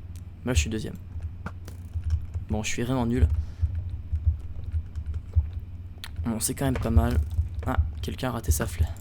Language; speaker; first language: French; native; French